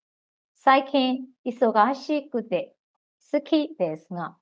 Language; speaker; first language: Japanese; non-native, fluent; Burmese